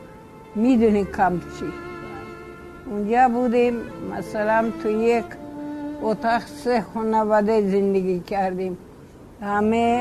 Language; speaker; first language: Persian; early bilingual, other home language; Polish